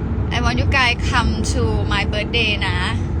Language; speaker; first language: English; non-native, learner; Thai